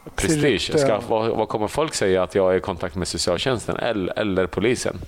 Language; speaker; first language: Swedish; early bilingual, other home language; Assyrian Neo-Aramaic